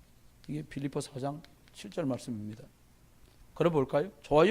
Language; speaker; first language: Korean; native; Korean